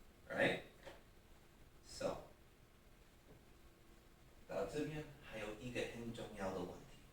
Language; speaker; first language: Chinese; non-native, learner; English